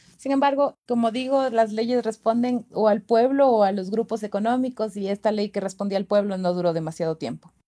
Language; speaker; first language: Spanish; native; Spanish